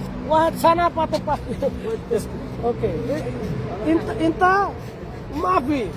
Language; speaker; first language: Arabic; non-native, learner; Bangla